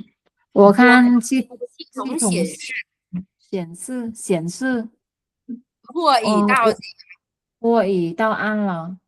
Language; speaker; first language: Chinese; non-native, learner; Vietnamese